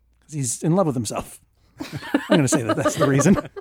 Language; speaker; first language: English; native; English